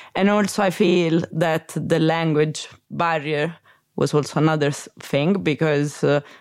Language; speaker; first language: English; non-native, fluent; Italian